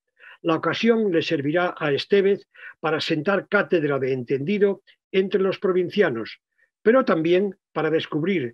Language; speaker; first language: Spanish; native; Spanish